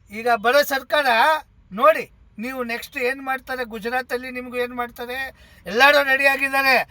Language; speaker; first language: Kannada; non-native, local second language; Gujarati